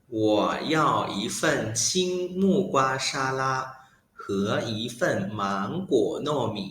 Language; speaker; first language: Chinese; non-native, fluent; Thai